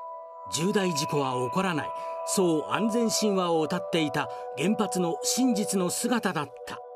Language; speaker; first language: Japanese; native; Japanese